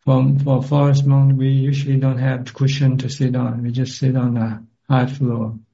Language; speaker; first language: English; non-native, fluent; Thai